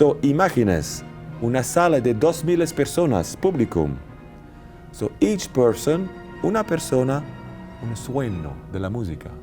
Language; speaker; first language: Spanish; non-native, learner; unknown